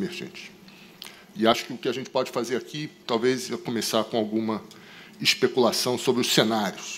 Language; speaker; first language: Portuguese; native; Portuguese